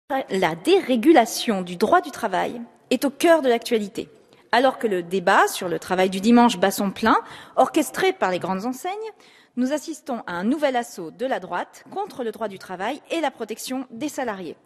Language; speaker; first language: French; native; French